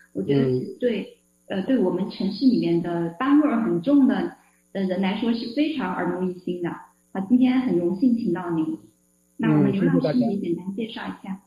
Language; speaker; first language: Chinese; native; Chinese